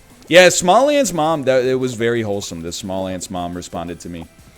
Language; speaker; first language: English; native; English